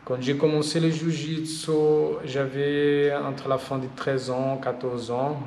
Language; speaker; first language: French; non-native, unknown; Portuguese